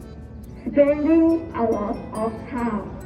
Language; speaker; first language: English; non-native, learner; Thai